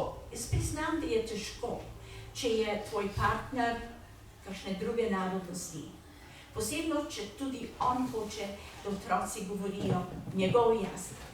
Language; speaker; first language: Slovenian; early bilingual, heritage; Slovenian